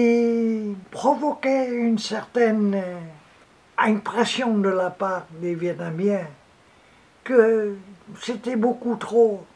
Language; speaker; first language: French; non-native, local second language; Vietnamese